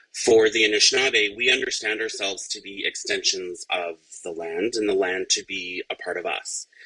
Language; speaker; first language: English; native; English